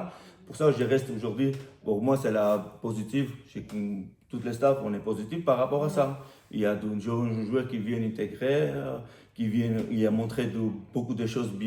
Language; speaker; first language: French; non-native, learner; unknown